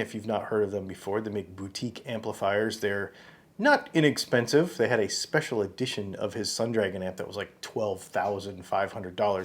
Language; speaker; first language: English; native; English